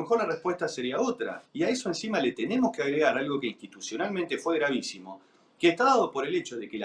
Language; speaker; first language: Spanish; native; Spanish